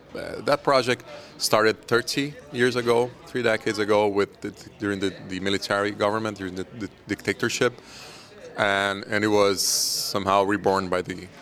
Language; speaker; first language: English; non-native, fluent; Portuguese